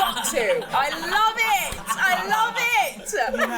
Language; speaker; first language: English; native; English